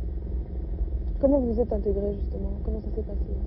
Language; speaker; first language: French; native; French